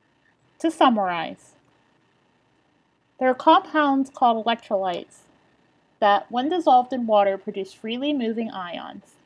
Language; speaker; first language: English; native; English